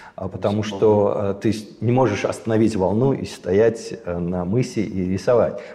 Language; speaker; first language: Russian; native; Russian